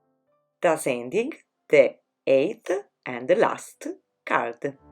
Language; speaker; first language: English; non-native, fluent; Italian